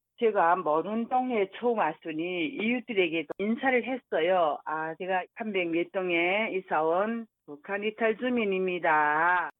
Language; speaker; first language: Korean; native; Korean